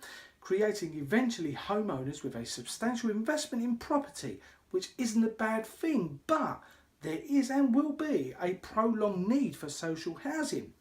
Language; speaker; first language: English; native; English